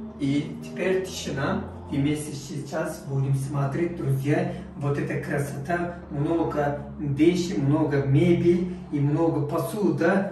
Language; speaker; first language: Russian; non-native, learner; Turkish